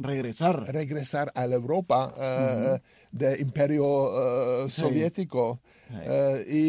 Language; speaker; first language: Spanish; non-native, learner; Czech